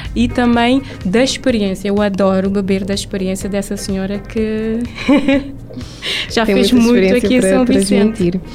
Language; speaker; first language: Portuguese; non-native, local second language; Kabuverdianu